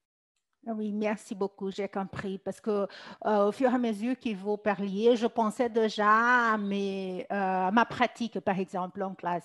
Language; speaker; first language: French; non-native, fluent; Portuguese